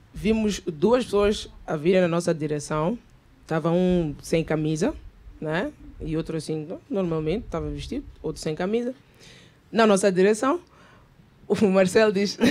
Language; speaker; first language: Portuguese; native; Portuguese